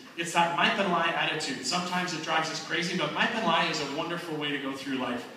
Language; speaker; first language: English; native; English